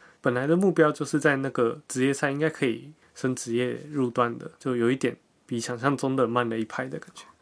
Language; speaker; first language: Chinese; native; Chinese